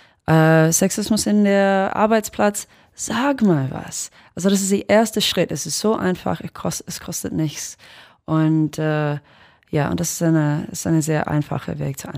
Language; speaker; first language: German; non-native, fluent; English